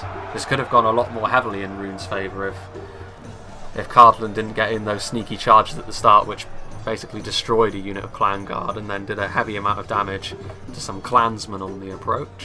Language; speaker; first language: English; native; English